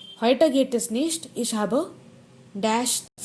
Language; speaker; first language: German; non-native, fluent; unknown